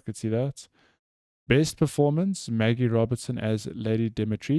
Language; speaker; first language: English; native; English